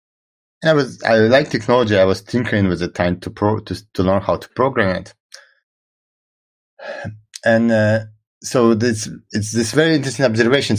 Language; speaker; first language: English; non-native, fluent; Russian